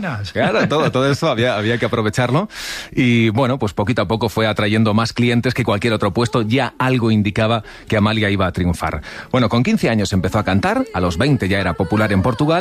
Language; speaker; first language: Spanish; native; Spanish